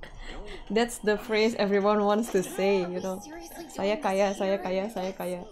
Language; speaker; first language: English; non-native, fluent; Indonesian